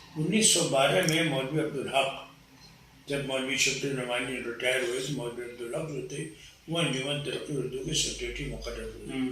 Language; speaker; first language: Urdu; native; Urdu